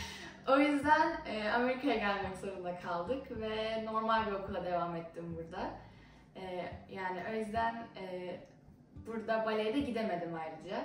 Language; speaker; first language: Turkish; early bilingual, heritage; Turkish